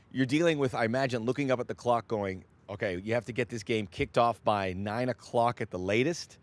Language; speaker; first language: English; native; English